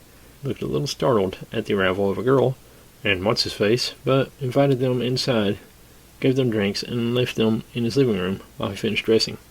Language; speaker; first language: English; native; English